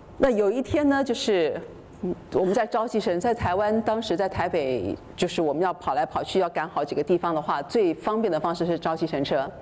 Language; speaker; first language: Chinese; native; Chinese